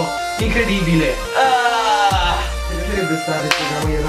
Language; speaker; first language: Italian; native; Italian